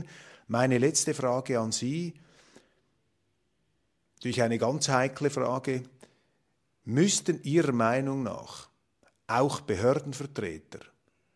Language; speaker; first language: German; native; German